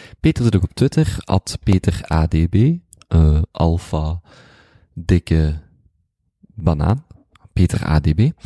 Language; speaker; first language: Dutch; native; Dutch